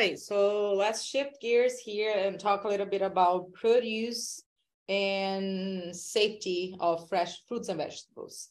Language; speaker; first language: English; non-native, fluent; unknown